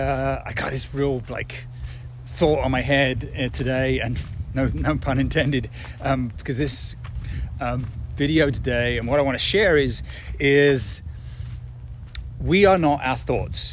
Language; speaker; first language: English; native; English